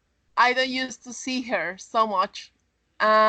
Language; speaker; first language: English; non-native, learner; Spanish